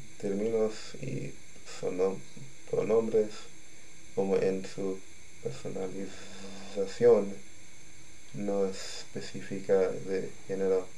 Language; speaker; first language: Spanish; non-native, learner; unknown